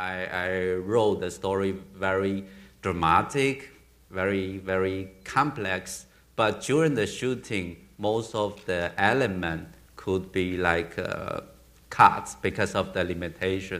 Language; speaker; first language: English; non-native, learner; Chinese